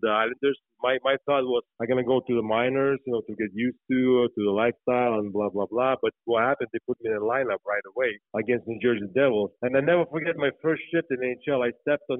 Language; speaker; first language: English; non-native, fluent; Lithuanian